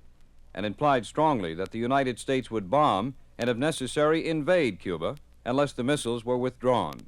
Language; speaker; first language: English; native; English